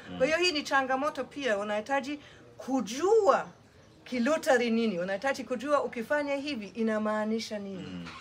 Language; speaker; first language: Swahili; non-native, fluent; German